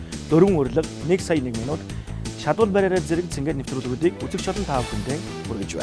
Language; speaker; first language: Mongolian; native; Mongolian